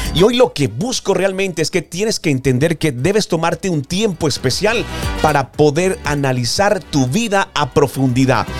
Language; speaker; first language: Spanish; native; Spanish